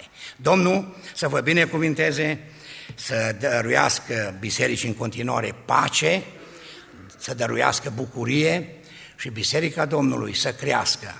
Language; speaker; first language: Romanian; native; Romanian